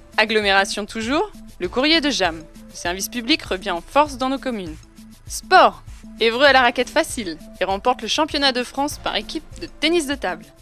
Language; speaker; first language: French; native; French